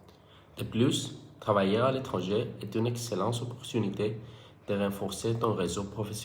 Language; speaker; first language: French; non-native, fluent; Greek